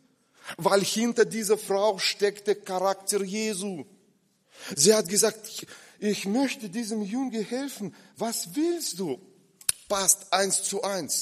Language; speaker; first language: German; non-native, fluent; Russian